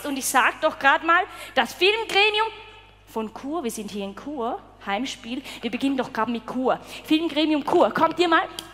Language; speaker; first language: German; native; German